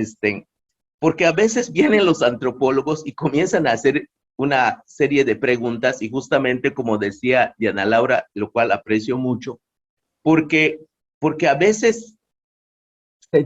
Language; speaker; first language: Spanish; non-native, local second language; Yucateco